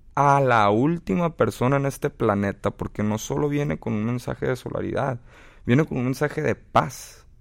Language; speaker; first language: Spanish; native; Spanish